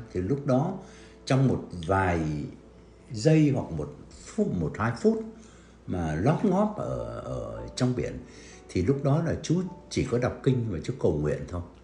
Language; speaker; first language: Vietnamese; native; Vietnamese